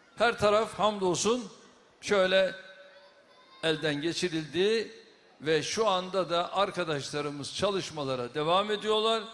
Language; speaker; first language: Turkish; native; Turkish